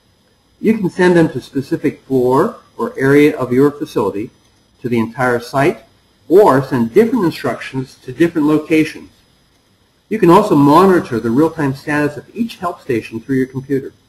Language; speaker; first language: English; native; English